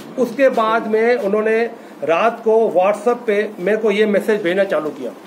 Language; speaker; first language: Hindi; native; Hindi